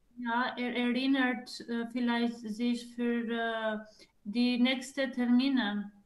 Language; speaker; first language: German; non-native, learner; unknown